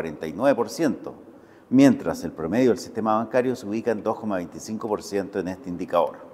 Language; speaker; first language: Spanish; native; Spanish